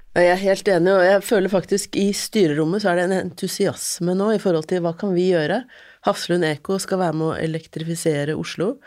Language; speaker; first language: Norwegian; native; Norwegian